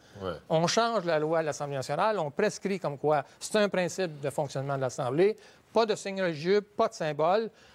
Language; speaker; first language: French; native; French